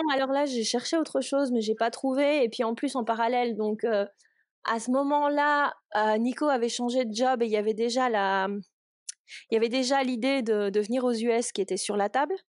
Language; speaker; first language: French; native; French